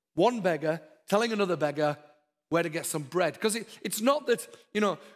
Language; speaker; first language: English; native; English